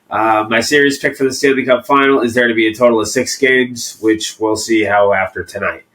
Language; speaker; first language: English; native; English